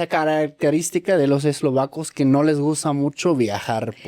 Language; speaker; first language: Spanish; native; Spanish